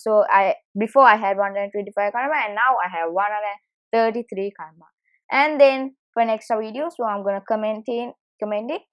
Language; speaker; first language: English; non-native, fluent; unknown